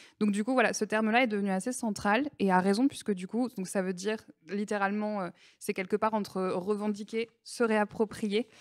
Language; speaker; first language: French; native; French